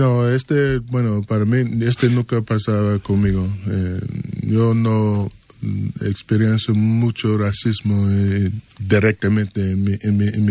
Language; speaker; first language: Spanish; non-native, learner; English